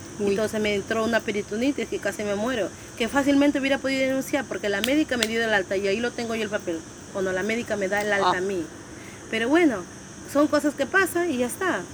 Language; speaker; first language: Spanish; native; Spanish